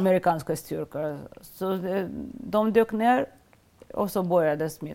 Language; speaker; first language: Swedish; non-native, fluent; Russian